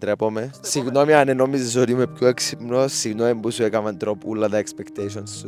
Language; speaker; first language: Greek; native; Greek